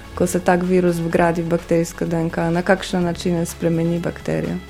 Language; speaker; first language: Slovenian; non-native, fluent; Polish